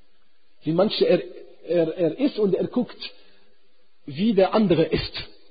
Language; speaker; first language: German; non-native, fluent; Arabic